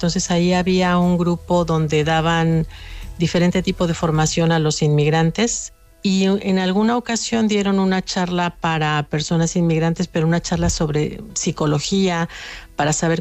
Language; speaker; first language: Spanish; native; Spanish